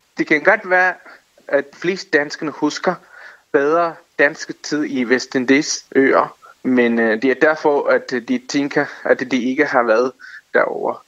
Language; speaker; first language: Danish; non-native, fluent; Tamil